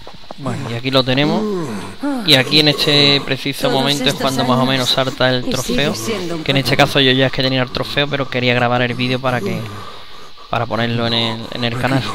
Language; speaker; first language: Spanish; native; Spanish